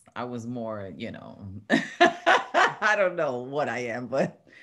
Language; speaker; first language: English; early bilingual, other home language; Spanish